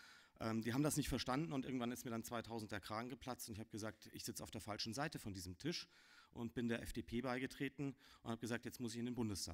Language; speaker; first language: German; native; German